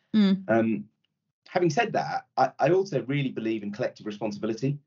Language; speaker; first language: English; native; English